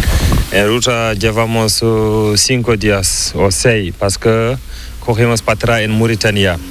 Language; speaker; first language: Spanish; non-native, learner; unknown